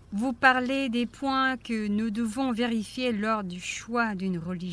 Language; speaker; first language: French; non-native, fluent; Korean